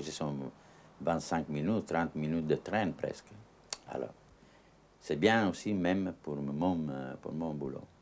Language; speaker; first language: French; non-native, learner; Italian